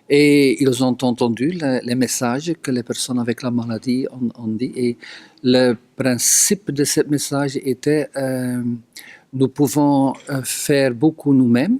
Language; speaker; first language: French; non-native, local second language; Dutch